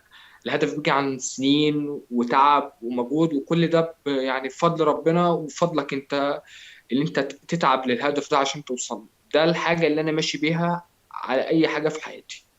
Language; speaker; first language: Arabic; native; Arabic